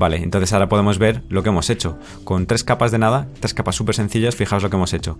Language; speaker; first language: Spanish; native; Spanish